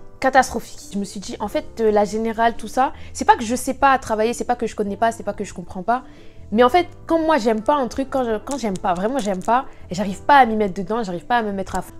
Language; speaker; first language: French; native; French